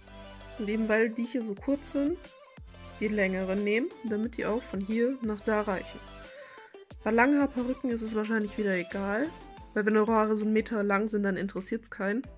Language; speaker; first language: German; native; German